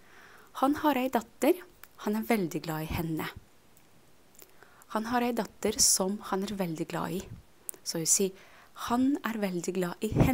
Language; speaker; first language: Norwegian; non-native, fluent; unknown